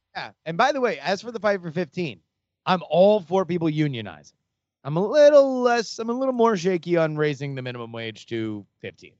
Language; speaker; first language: English; native; English